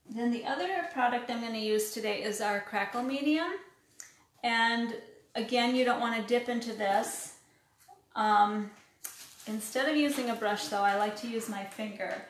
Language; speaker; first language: English; native; English